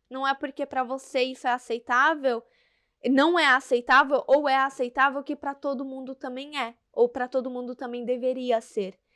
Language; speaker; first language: Portuguese; native; Portuguese